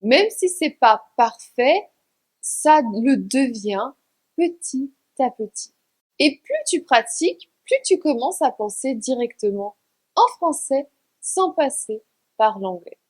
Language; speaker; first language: French; native; French